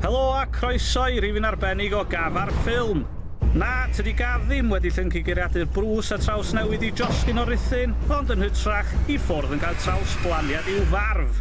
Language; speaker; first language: Welsh; native; Welsh